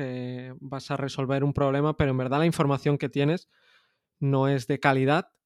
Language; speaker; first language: Spanish; native; Spanish